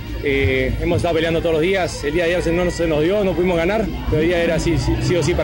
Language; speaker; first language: Spanish; native; Spanish